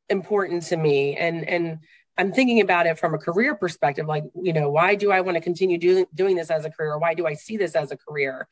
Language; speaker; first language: English; native; English